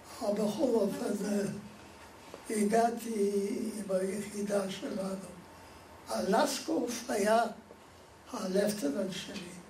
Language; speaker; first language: Hebrew; non-native, fluent; Polish